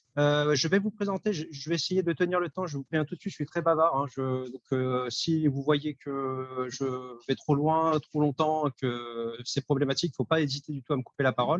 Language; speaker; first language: French; native; French